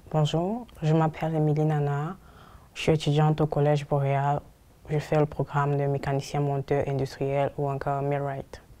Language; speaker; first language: French; native; French